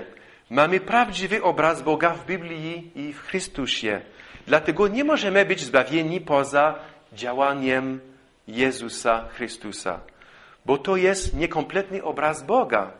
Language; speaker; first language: Polish; non-native, fluent; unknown